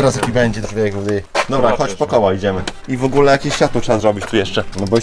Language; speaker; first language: Polish; native; Polish